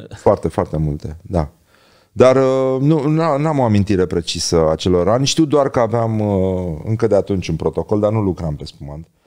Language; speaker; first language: Romanian; native; Romanian